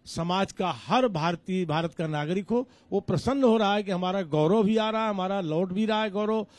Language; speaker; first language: Hindi; native; Hindi